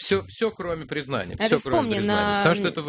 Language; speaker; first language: Russian; native; Russian